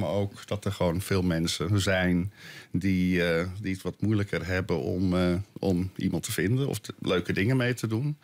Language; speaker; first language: Dutch; native; Dutch